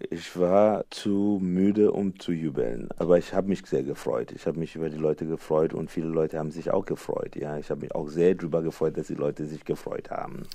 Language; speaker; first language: German; non-native, fluent; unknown